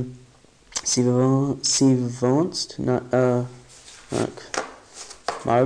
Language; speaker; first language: German; non-native, learner; English